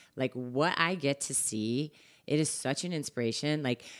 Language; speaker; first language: English; native; English